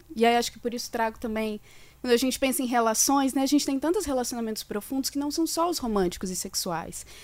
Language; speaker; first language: Portuguese; native; Portuguese